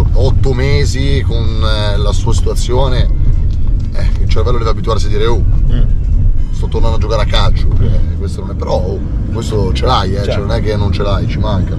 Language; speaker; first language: Italian; native; Italian